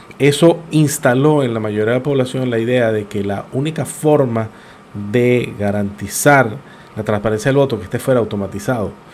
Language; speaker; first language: Spanish; native; Spanish